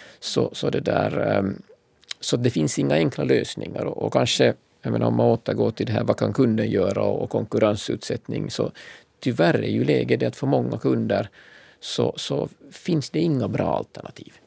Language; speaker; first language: Swedish; native; Swedish